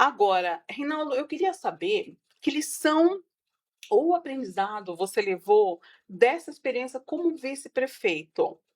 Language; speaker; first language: Portuguese; native; Portuguese